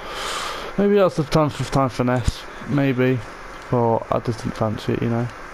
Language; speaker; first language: English; native; English